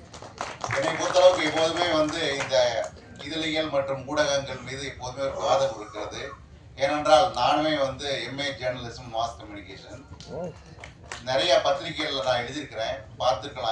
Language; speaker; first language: Tamil; native; Tamil